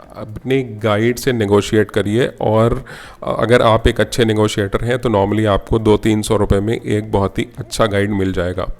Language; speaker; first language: Hindi; native; Hindi